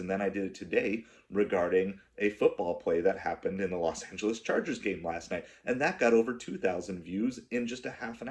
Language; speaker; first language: English; native; English